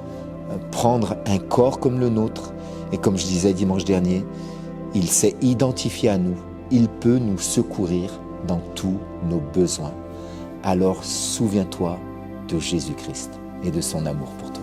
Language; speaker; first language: French; native; French